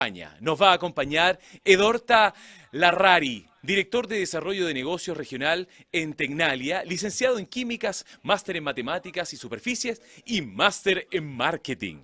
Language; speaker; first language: Spanish; native; Spanish